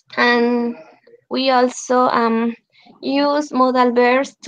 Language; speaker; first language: English; non-native, learner; Spanish